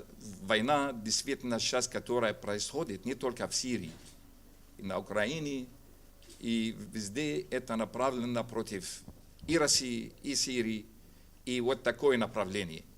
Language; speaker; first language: Russian; non-native, fluent; Arabic